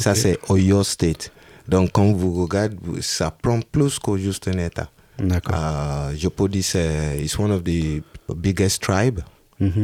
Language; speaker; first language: French; non-native, learner; Yoruba